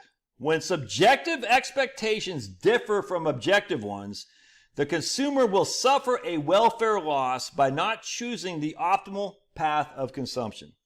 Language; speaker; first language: English; native; English